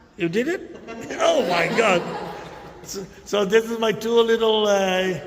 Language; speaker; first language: English; non-native, local second language; Bangla